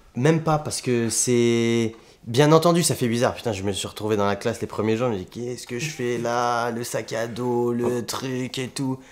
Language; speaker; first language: French; native; French